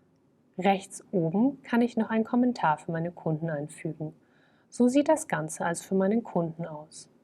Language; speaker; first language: German; native; German